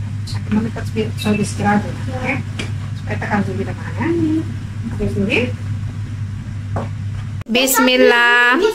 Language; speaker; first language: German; non-native, learner; Indonesian